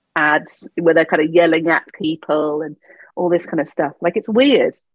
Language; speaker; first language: English; native; English